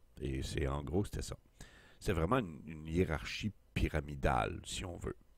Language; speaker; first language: French; native; French